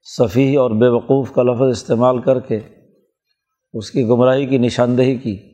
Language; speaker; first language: Urdu; non-native, local second language; Punjabi